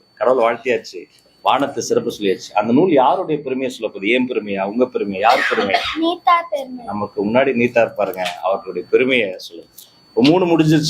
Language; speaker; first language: Tamil; native; Tamil